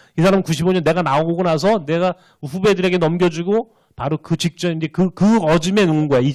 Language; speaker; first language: Korean; native; Korean